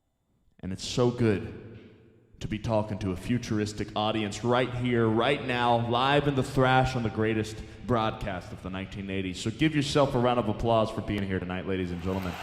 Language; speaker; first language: English; native; English